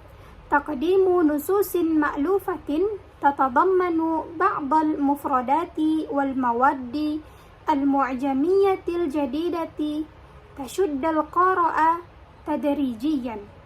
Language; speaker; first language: Arabic; non-native, learner; Indonesian